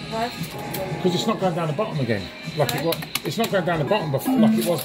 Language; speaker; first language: English; native; English